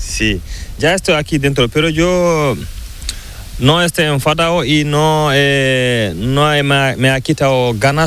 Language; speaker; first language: Spanish; non-native, learner; Fula